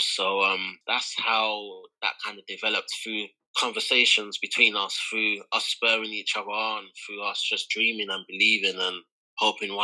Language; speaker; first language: English; native; English